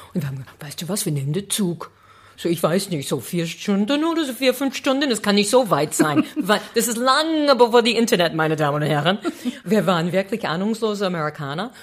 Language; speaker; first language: German; non-native, fluent; English